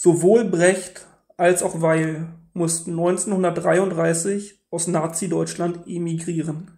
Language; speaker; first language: German; native; German